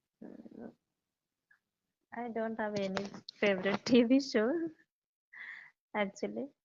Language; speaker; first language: English; non-native, learner; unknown